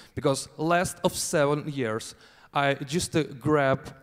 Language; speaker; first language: English; non-native, learner; Russian